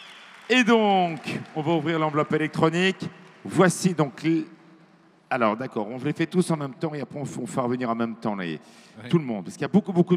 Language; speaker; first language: French; native; French